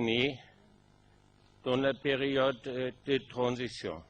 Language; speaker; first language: French; non-native, fluent; German